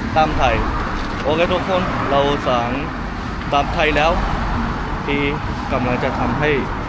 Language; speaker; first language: Thai; non-native, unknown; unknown